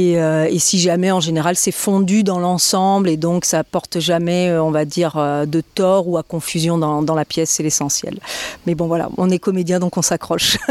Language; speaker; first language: French; native; French